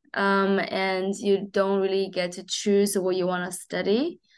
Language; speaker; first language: English; non-native, fluent; Chinese